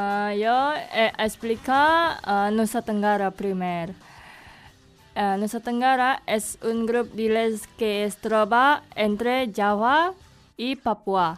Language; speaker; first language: Catalan; non-native, learner; Indonesian